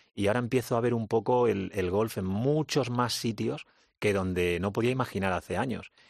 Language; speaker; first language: Spanish; native; Spanish